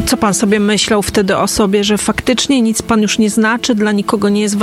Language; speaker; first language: Polish; native; Polish